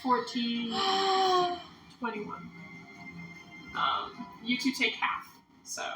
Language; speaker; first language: English; native; English